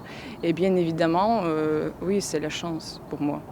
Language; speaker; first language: French; non-native, fluent; Ukrainian